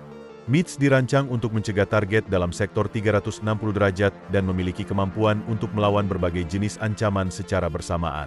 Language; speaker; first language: Indonesian; native; Indonesian